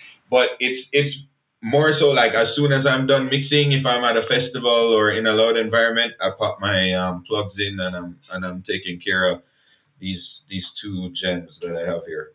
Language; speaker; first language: English; non-native, local second language; Jamaican Creole English